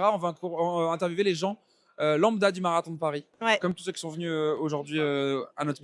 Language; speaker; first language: French; native; French